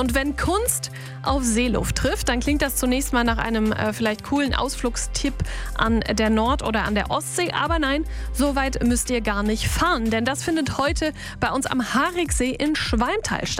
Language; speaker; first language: German; native; German